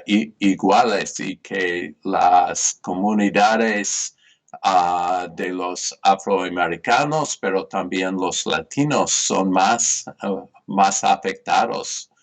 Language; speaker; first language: Spanish; non-native, fluent; English